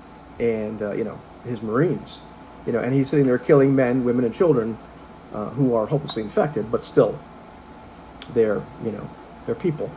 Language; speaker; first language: English; native; English